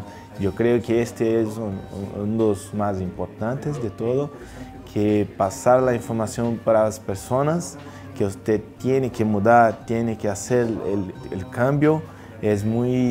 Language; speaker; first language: Spanish; non-native, learner; Portuguese